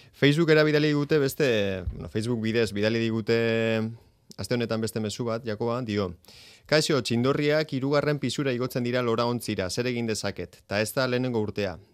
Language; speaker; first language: Basque; native; Basque